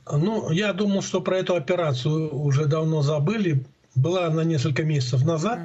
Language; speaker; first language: Russian; native; Russian